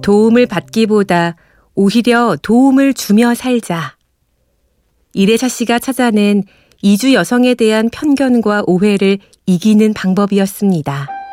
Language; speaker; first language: Korean; native; Korean